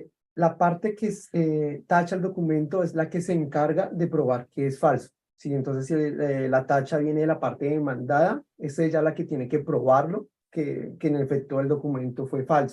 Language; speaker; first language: Spanish; native; Spanish